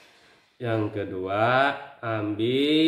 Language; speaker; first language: Indonesian; native; Indonesian